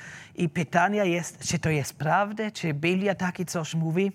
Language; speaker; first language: Polish; non-native, learner; German